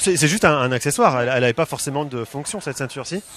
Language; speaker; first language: French; native; French